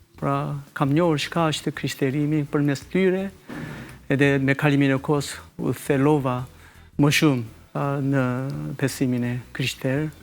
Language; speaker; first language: Albanian; non-native, fluent; Korean